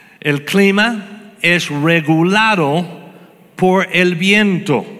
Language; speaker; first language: Spanish; non-native, fluent; English